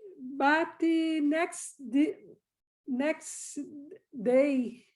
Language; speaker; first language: English; non-native, learner; Portuguese